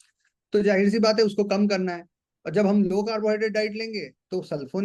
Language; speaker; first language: Hindi; native; Hindi